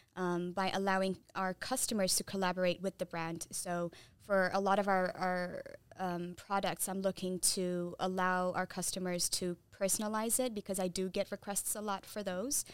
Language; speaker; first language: English; non-native, fluent; Tigrinya